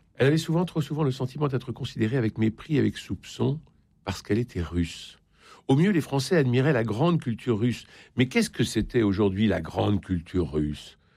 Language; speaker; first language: French; native; French